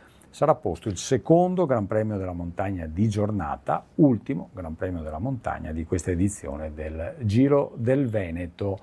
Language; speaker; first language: Italian; native; Italian